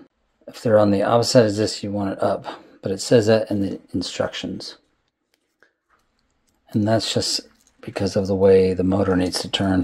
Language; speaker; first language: English; native; English